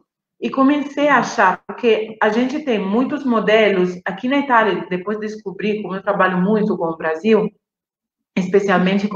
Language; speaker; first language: Portuguese; non-native, fluent; Italian